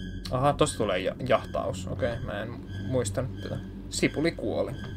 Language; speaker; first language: Finnish; native; Finnish